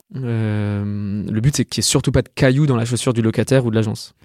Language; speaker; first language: French; native; French